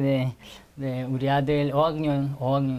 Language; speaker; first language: Korean; non-native, fluent; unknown